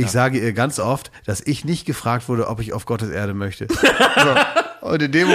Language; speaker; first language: German; native; German